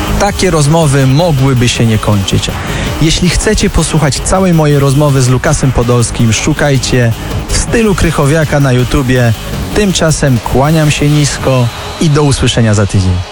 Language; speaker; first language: Polish; native; Polish